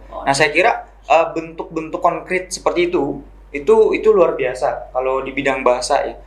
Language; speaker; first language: Indonesian; non-native, local second language; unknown